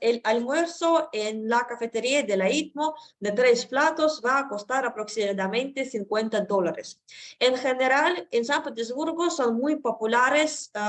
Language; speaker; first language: Spanish; non-native, fluent; Russian